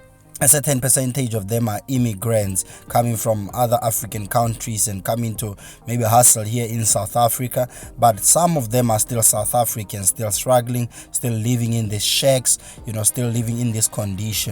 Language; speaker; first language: English; non-native, local second language; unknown